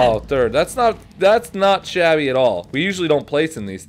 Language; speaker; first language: English; native; English